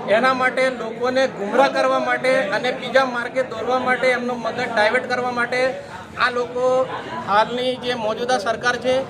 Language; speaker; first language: Gujarati; native; Gujarati